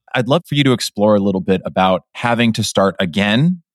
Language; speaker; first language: English; native; English